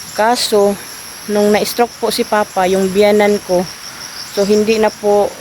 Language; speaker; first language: Filipino; non-native, local second language; Cebuano